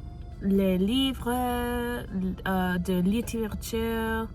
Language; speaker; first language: French; non-native, learner; English